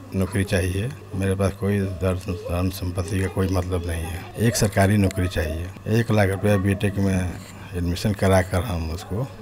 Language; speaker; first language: Hindi; native; Hindi